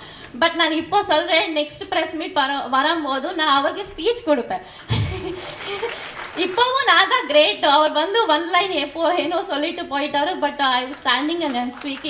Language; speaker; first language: Tamil; non-native, learner; Kannada